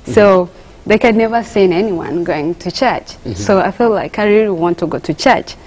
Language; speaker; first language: English; non-native, local second language; Kinyarwanda